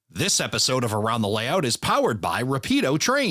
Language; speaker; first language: English; native; English